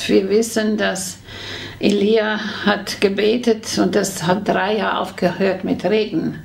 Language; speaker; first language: German; non-native, fluent; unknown